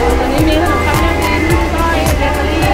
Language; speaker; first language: Thai; native; Thai